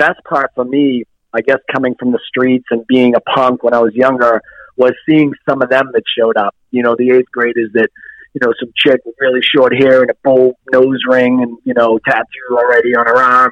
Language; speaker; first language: English; native; English